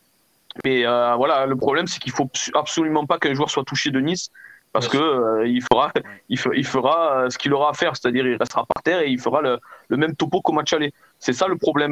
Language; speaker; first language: French; native; French